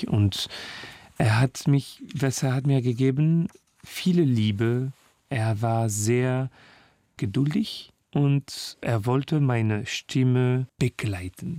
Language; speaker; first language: German; non-native, learner; French